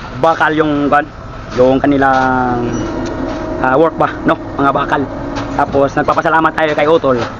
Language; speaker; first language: Filipino; non-native, local second language; Cebuano